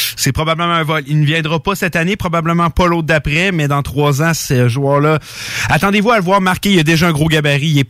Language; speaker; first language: French; native; French